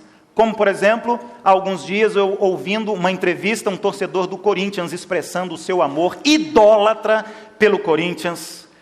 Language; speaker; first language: Portuguese; native; Portuguese